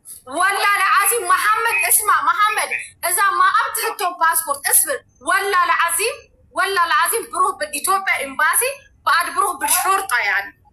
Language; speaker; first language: Arabic; non-native, learner; Amharic